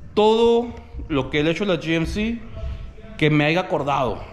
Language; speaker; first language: Spanish; early bilingual, other home language; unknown